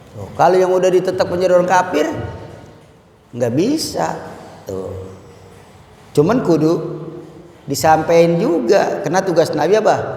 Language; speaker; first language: Malay; native; Malay